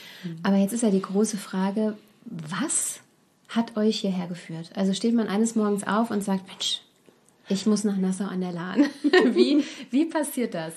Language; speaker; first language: German; native; German